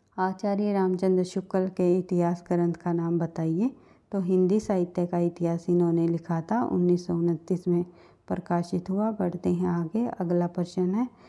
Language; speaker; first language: Hindi; native; Hindi